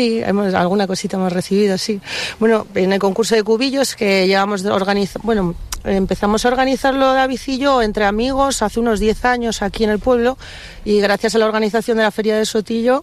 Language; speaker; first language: Spanish; native; Spanish